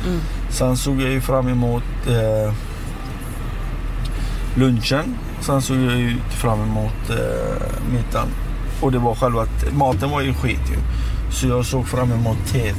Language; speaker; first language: Swedish; non-native, fluent; Persian